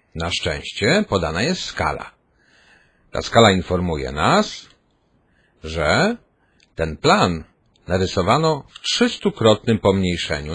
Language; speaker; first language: Polish; native; Polish